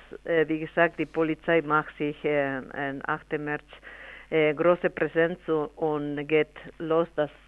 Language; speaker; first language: German; non-native, fluent; Spanish